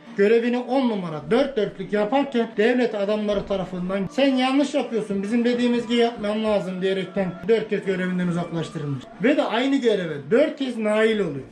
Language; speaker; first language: Turkish; native; Turkish